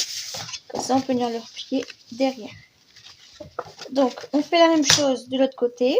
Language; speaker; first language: French; native; French